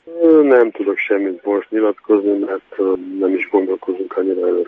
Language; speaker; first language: Hungarian; non-native, fluent; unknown